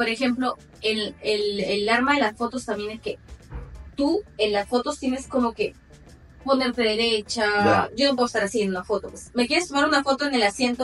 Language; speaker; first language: Spanish; native; Spanish